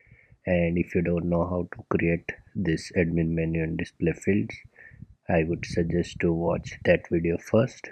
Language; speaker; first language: English; non-native, local second language; Gujarati